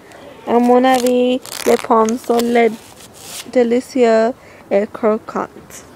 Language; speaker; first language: French; non-native, learner; English